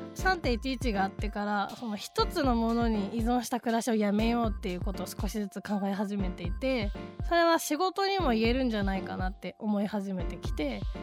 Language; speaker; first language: Japanese; native; Japanese